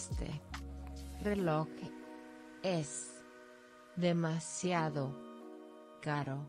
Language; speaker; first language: Spanish; non-native, learner; English